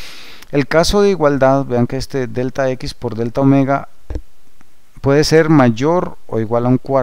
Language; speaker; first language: Spanish; native; Spanish